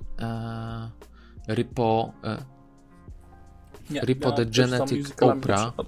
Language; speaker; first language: Polish; native; Polish